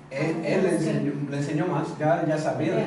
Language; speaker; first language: Spanish; native; Spanish